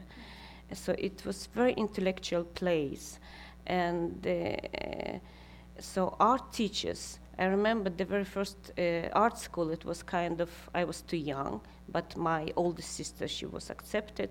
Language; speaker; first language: English; non-native, fluent; Kazakh